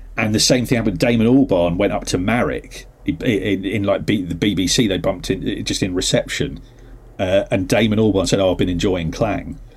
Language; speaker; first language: English; native; English